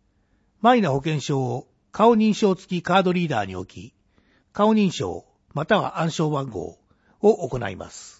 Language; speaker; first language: Japanese; native; Japanese